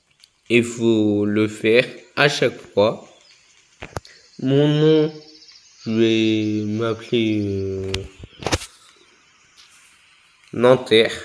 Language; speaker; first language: French; native; French